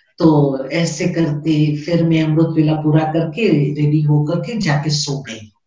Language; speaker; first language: Hindi; non-native, local second language; Gujarati